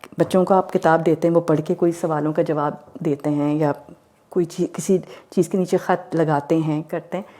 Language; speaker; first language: Urdu; native; Urdu